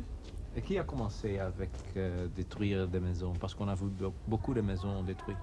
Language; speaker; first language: French; non-native, learner; Dutch